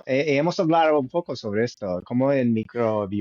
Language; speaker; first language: Spanish; non-native, fluent; English